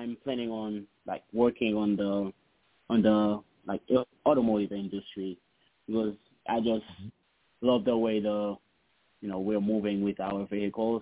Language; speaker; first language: English; non-native, fluent; Haitian Creole